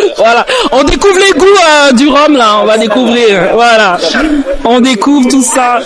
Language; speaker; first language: French; non-native, local second language; Haitian Creole